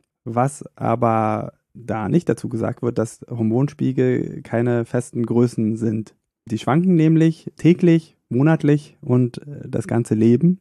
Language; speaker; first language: German; native; German